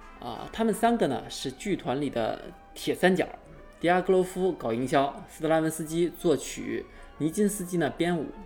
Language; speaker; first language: Chinese; native; Chinese